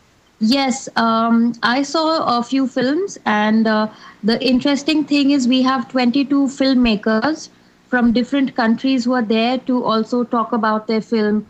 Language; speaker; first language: English; non-native, local second language; Hindi